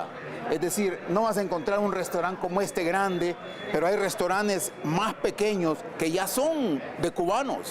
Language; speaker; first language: Spanish; native; Spanish